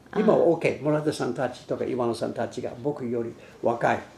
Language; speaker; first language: Japanese; non-native, fluent; English